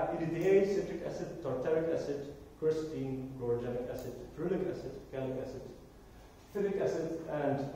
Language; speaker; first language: English; non-native, fluent; Dutch